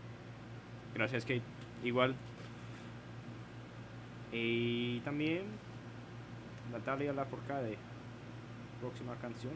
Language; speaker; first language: Spanish; non-native, learner; English